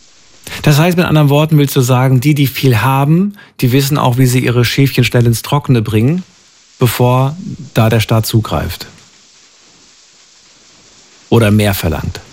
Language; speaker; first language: German; native; German